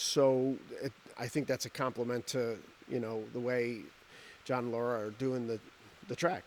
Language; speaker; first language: English; native; English